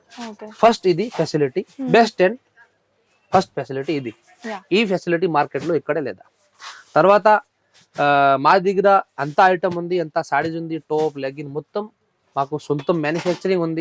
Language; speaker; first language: Telugu; non-native, local second language; Hindi